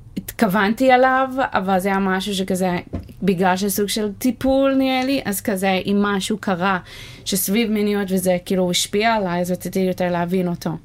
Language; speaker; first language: Hebrew; non-native, fluent; English